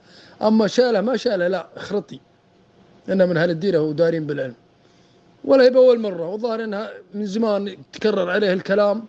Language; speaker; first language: Arabic; native; Arabic